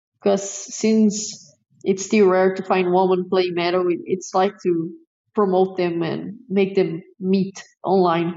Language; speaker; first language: English; non-native, fluent; Portuguese